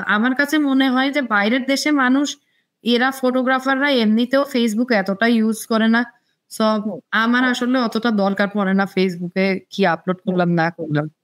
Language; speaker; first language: Bangla; native; Bangla